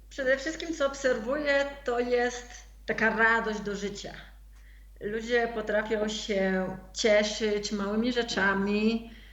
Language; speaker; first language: Polish; native; Polish